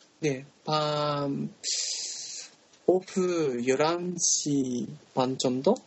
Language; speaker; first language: Korean; non-native, learner; Japanese